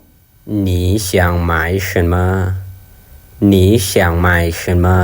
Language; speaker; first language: Chinese; non-native, fluent; Lao